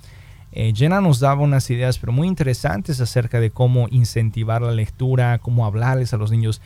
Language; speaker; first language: Spanish; native; Spanish